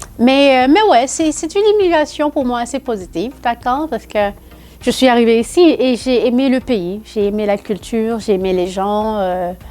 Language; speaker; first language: French; non-native, local second language; Wolof